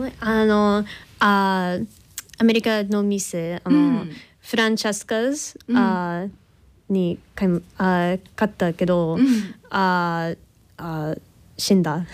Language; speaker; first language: Japanese; non-native, learner; English